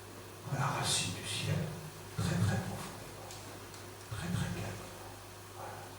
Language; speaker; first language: French; native; French